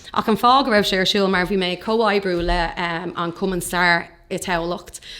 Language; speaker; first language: Irish; non-native, local second language; English